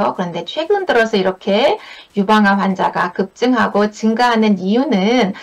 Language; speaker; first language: Korean; native; Korean